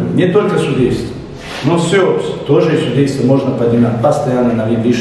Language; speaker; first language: Russian; non-native, fluent; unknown